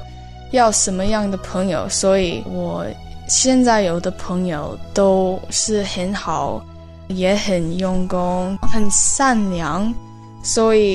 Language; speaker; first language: Chinese; early bilingual, heritage; Chinese